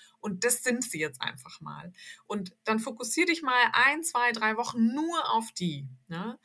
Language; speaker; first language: German; native; German